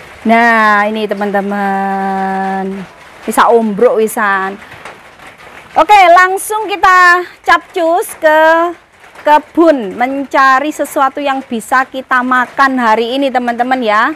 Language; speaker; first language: Indonesian; non-native, local second language; Javanese